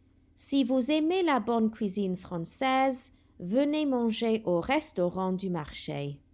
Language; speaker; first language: French; non-native, fluent; Welsh